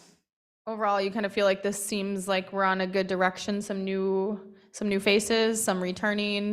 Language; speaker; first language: English; native; English